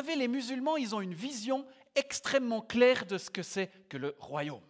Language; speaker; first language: French; native; French